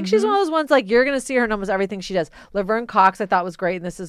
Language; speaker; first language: English; native; English